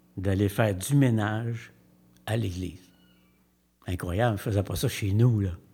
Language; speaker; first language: French; native; French